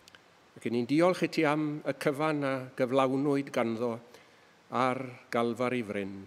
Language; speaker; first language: Welsh; native; Welsh